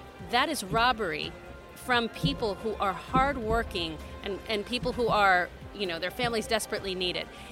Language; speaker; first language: English; native; English